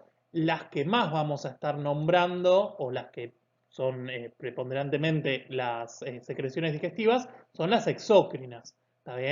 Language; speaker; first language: Spanish; native; Spanish